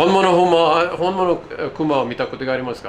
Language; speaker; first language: Japanese; non-native, learner; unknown